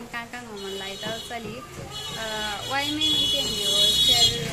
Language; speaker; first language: Chinese; non-native, learner; Nepali